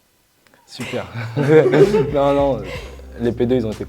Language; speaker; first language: French; native; French